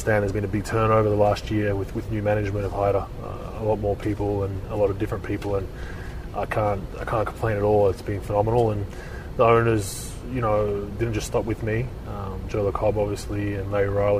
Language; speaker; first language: English; native; English